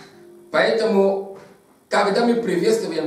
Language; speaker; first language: Russian; non-native, fluent; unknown